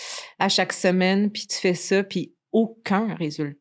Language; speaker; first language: French; native; French